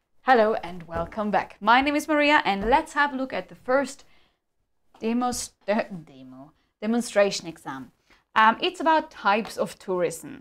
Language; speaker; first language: English; non-native, fluent; German